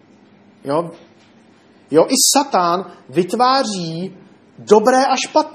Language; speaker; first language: Czech; native; Czech